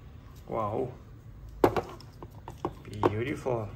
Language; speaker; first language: English; non-native, learner; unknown